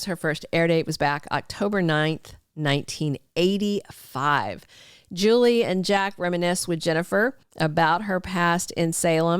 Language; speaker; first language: English; native; English